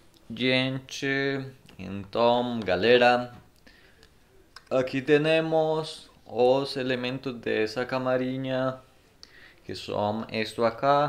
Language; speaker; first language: Spanish; non-native, learner; Portuguese